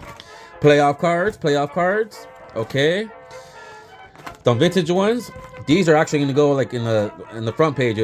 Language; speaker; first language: English; native; English